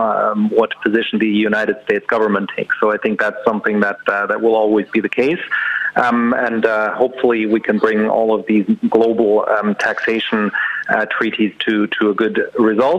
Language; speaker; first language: English; non-native, fluent; German